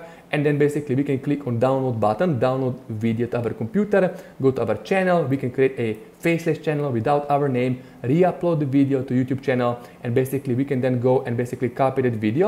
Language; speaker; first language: English; non-native, fluent; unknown